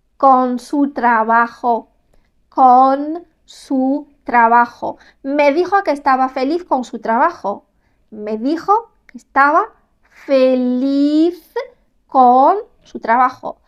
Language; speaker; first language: Spanish; non-native, fluent; Arabic